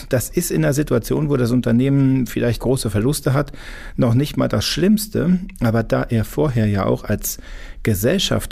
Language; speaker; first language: German; native; German